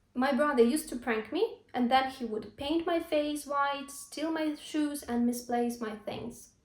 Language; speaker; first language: English; non-native, fluent; Ukrainian